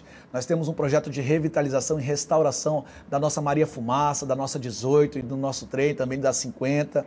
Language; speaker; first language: Portuguese; native; Portuguese